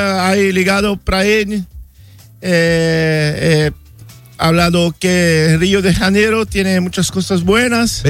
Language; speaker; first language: Spanish; non-native, learner; Portuguese